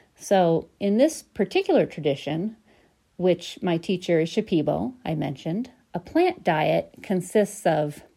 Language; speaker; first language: English; native; English